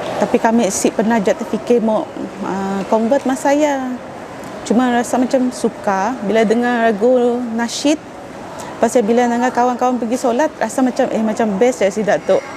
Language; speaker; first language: Malay; non-native, local second language; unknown